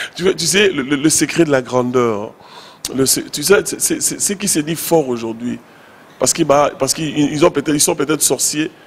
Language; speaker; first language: French; non-native, local second language; Lingala